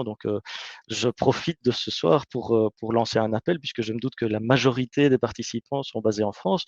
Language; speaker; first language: French; native; French